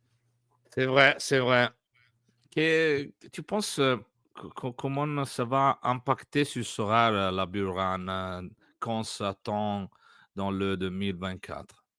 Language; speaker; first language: French; non-native, learner; Italian